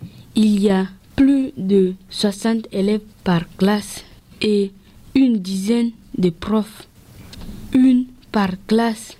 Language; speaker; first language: French; non-native, learner; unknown